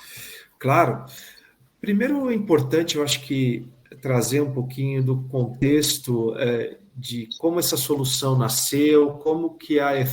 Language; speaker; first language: Portuguese; native; Portuguese